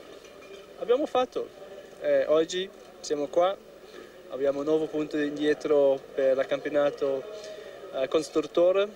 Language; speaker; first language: Italian; non-native, learner; German